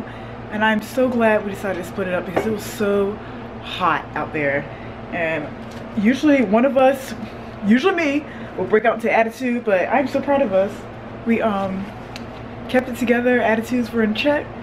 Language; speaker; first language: English; native; English